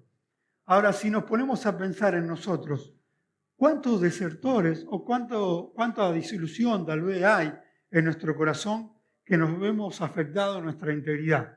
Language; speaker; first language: Spanish; native; Spanish